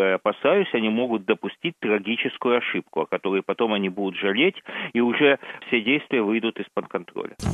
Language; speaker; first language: Russian; native; Russian